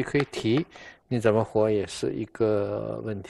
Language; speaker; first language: Chinese; native; Chinese